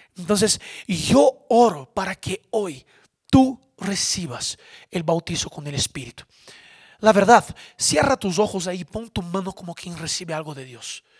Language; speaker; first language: Spanish; non-native, fluent; Portuguese